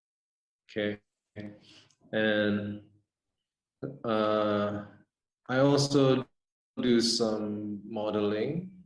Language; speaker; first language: English; non-native, fluent; Indonesian